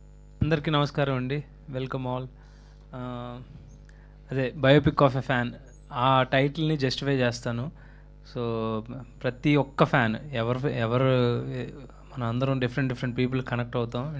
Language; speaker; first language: Telugu; native; Telugu